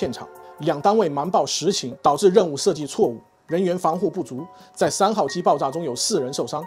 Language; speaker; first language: Chinese; native; Chinese